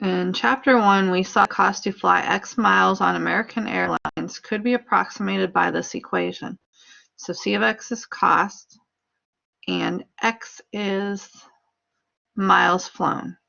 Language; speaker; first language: English; native; English